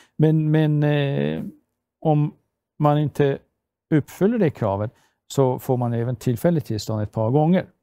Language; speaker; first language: Swedish; non-native, fluent; Persian